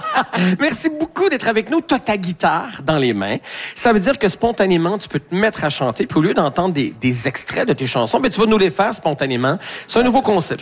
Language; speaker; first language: French; native; French